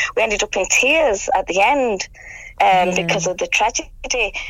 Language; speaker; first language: English; native; English